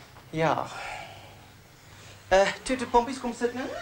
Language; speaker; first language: English; non-native, local second language; Afrikaans